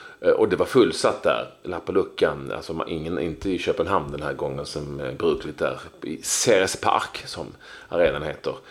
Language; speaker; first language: Swedish; native; Swedish